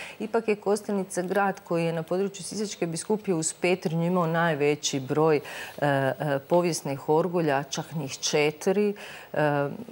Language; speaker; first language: Croatian; native; Croatian